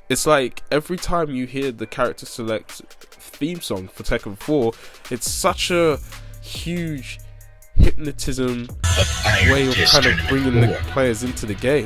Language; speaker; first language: English; native; English